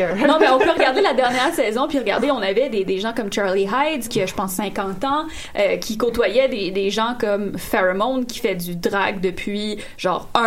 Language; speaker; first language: French; native; French